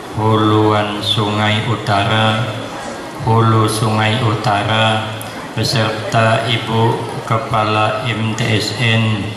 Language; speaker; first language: Indonesian; non-native, local second language; Banjar